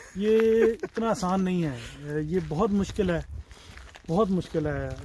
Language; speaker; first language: Urdu; native; Urdu